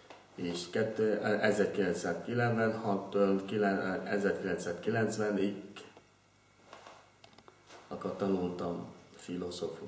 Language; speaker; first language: Hungarian; non-native, learner; Vietnamese